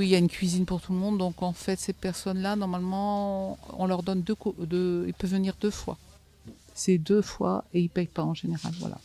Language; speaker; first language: French; native; French